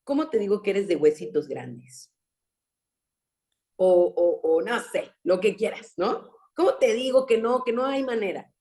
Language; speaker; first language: Spanish; native; Spanish